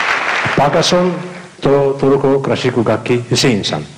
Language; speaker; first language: Japanese; non-native, learner; Turkish